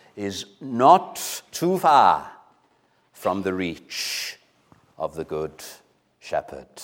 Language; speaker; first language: English; non-native, local second language; Welsh